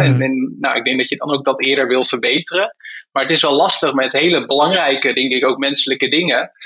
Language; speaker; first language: Dutch; native; Dutch